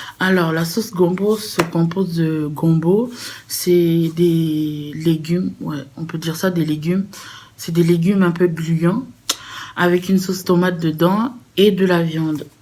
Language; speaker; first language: French; native; French